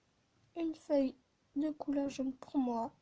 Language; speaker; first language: French; native; French